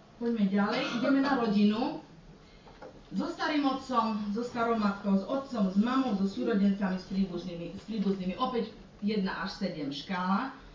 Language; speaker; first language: Slovak; native; Slovak